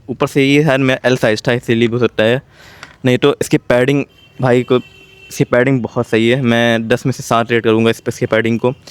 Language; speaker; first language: Hindi; native; Hindi